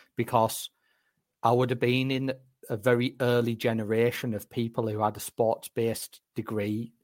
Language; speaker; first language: English; native; English